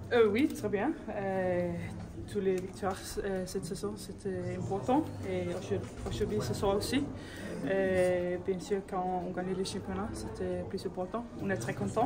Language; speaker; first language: French; non-native, learner; Danish